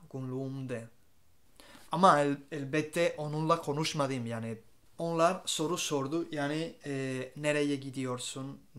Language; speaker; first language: Turkish; non-native, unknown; Spanish